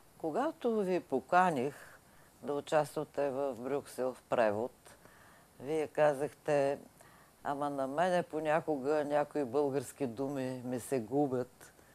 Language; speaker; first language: Bulgarian; native; Bulgarian